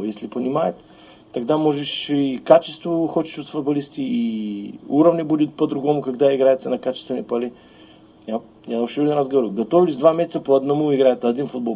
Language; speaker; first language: Russian; non-native, learner; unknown